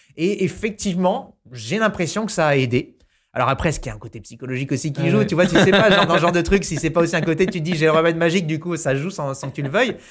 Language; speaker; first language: French; native; French